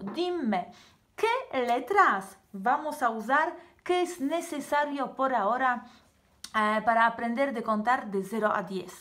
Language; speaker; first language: Spanish; non-native, fluent; Polish